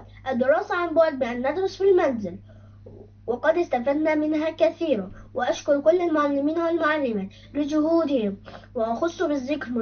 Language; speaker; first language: Arabic; non-native, local second language; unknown